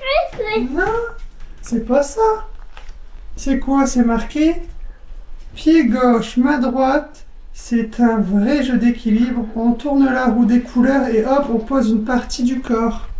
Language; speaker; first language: French; native; French